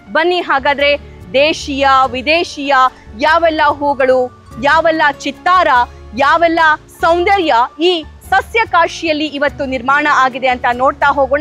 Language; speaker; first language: Kannada; native; Kannada